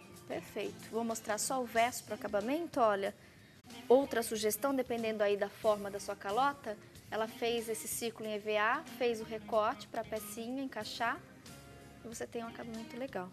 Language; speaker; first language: Portuguese; native; Portuguese